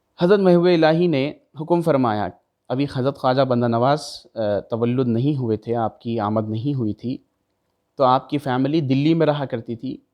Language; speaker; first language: Urdu; native; Urdu